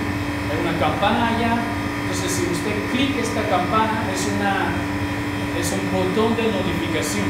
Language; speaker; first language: Spanish; non-native, learner; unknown